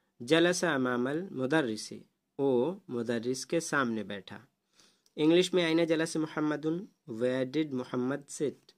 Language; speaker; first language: Urdu; native; Urdu